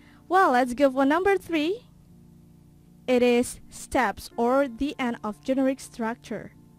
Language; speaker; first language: English; non-native, fluent; Indonesian